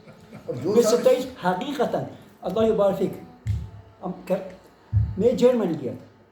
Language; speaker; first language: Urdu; non-native, learner; Persian